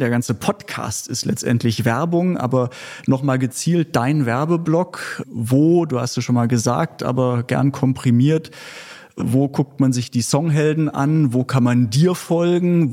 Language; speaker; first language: German; native; German